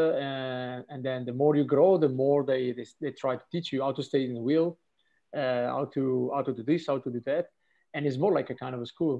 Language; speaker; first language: English; non-native, fluent; Italian